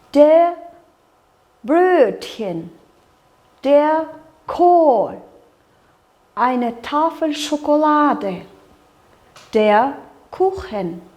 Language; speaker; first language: German; non-native, fluent; Kyrgyz